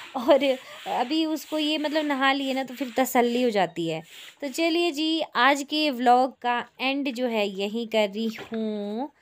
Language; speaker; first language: Hindi; native; Hindi